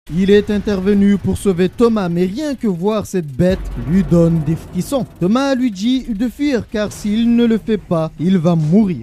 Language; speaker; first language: French; native; French